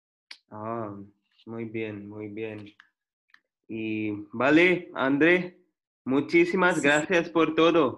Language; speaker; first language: Spanish; non-native, learner; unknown